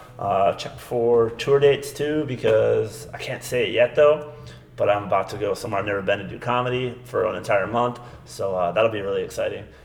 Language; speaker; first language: English; native; English